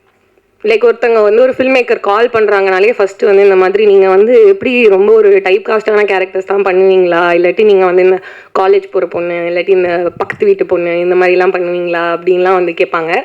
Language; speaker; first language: Tamil; native; Tamil